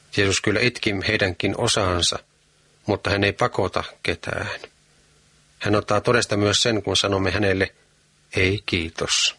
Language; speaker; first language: Finnish; native; Finnish